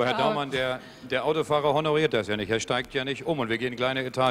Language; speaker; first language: German; native; German